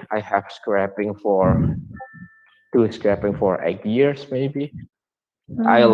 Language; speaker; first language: English; non-native, learner; Indonesian